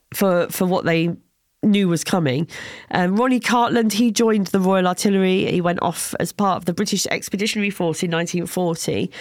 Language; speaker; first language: English; native; English